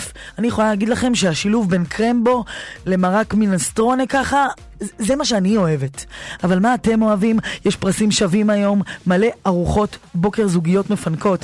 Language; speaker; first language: Hebrew; native; Hebrew